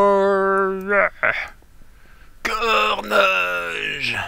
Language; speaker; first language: French; native; French